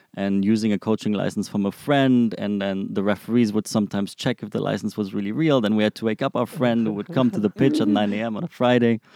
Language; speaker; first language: English; non-native, fluent; German